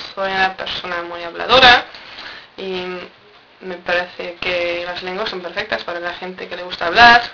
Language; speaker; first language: Spanish; non-native, fluent; English